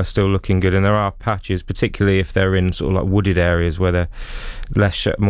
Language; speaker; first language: English; native; English